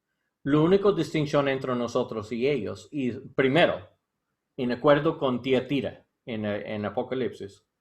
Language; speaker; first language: Spanish; non-native, learner; English